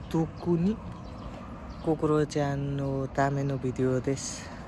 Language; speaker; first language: Japanese; non-native, learner; Nepali